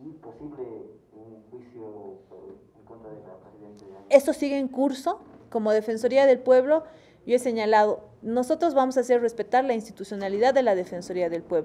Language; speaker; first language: Spanish; native; Spanish